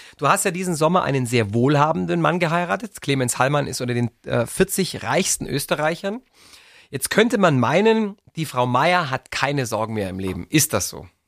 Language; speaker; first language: German; native; German